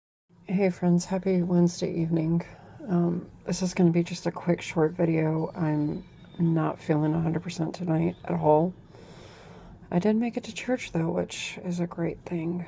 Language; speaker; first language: English; native; English